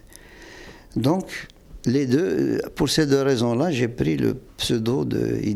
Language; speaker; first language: French; non-native, local second language; Kabyle